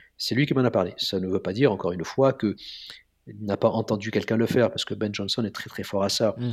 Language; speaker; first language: French; non-native, local second language; Arabic